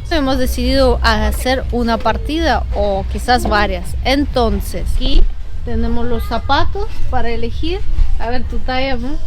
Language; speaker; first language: Spanish; non-native, fluent; Russian